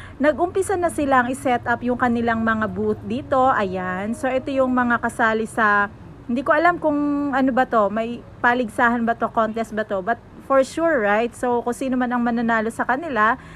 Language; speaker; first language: Filipino; native; Filipino